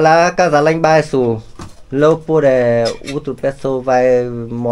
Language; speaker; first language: Portuguese; non-native, learner; Vietnamese